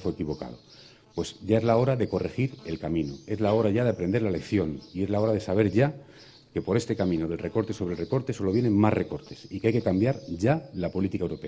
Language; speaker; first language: Spanish; native; Spanish